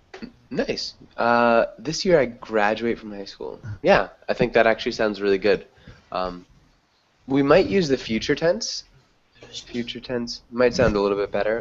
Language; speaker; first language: English; non-native, fluent; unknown